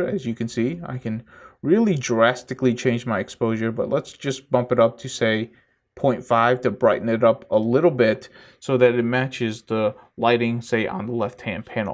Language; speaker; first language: English; native; English